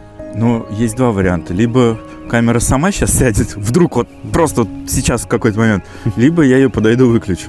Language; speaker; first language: Russian; native; Russian